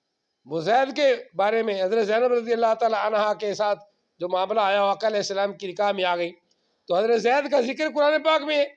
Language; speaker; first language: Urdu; non-native, local second language; Punjabi